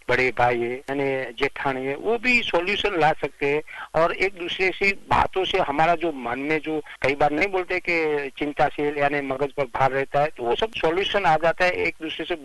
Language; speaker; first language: Hindi; non-native, local second language; Gujarati